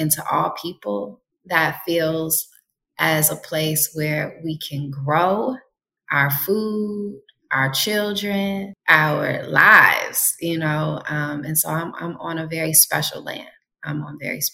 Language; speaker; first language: English; native; English